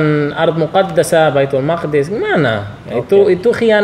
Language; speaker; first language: Indonesian; non-native, learner; Arabic